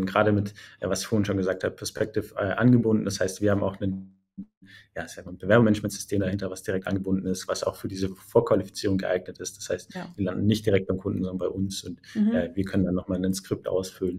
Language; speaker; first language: German; native; German